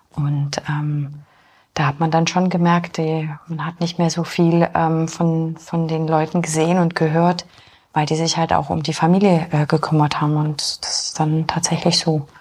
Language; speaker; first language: German; early bilingual, other home language; Polish